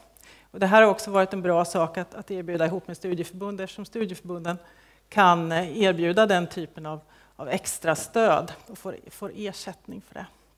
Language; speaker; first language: Swedish; native; Swedish